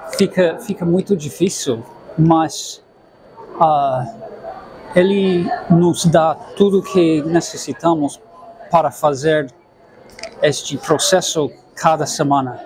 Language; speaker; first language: Portuguese; non-native, fluent; English